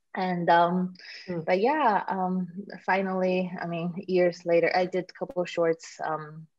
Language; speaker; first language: English; native; English